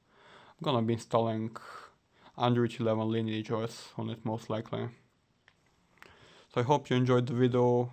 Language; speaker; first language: English; non-native, fluent; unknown